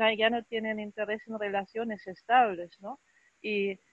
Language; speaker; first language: Spanish; non-native, fluent; German